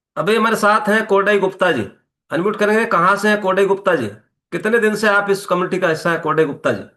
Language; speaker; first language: Hindi; native; Hindi